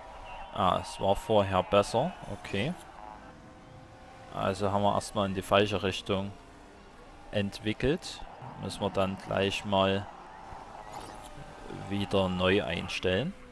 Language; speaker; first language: German; native; German